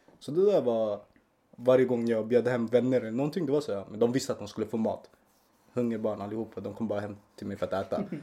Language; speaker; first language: Swedish; early bilingual, other home language; Spanish